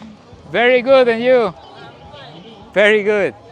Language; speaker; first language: English; non-native, learner; Spanish